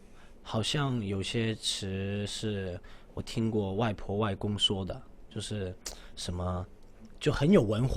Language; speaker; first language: Chinese; non-native, local second language; Cantonese